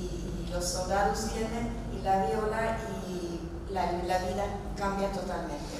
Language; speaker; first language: Spanish; non-native, fluent; Norwegian